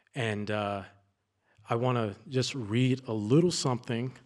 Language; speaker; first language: English; native; English